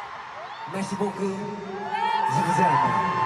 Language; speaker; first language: French; non-native, learner; Korean